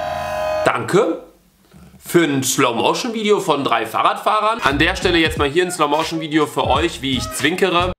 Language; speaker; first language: German; native; German